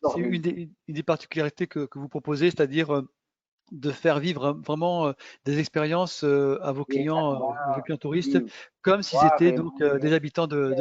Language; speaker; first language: French; native; French